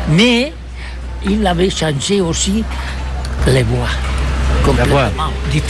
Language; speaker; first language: French; non-native, learner; Spanish